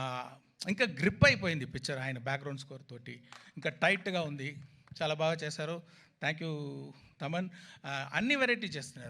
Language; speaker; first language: Telugu; non-native, fluent; Tamil